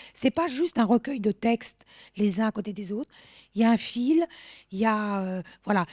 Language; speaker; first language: French; native; French